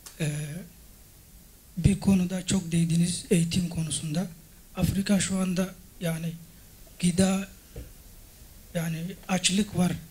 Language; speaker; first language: Turkish; non-native, fluent; Somali